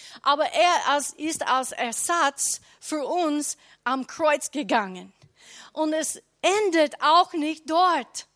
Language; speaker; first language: German; non-native, learner; English